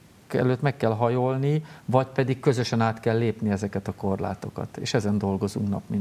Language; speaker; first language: Hungarian; native; Hungarian